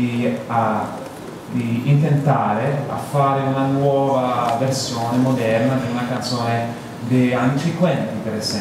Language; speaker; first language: Italian; non-native, learner; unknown